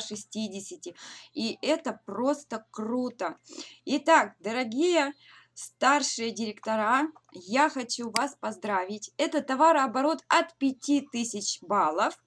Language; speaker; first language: Russian; native; Russian